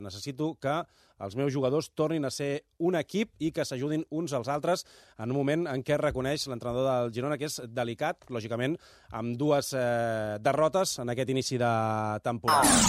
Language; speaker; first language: Catalan; native; Catalan